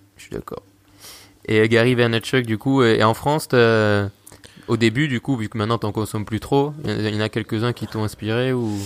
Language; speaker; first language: French; native; French